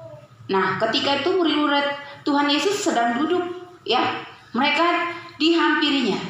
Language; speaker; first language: Indonesian; native; Indonesian